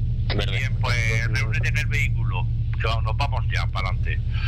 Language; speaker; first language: Spanish; native; Spanish